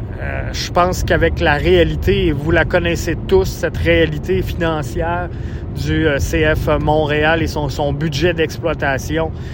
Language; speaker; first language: French; native; French